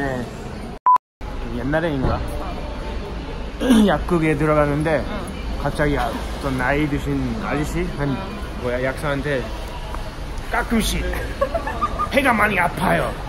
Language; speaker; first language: Korean; non-native, learner; English